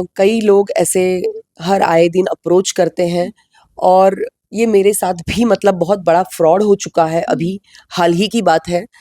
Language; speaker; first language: Hindi; non-native, local second language; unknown